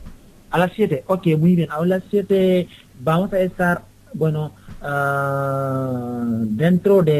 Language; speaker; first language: Spanish; non-native, learner; Wolof